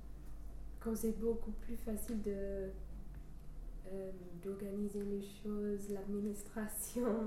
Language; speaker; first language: French; non-native, fluent; English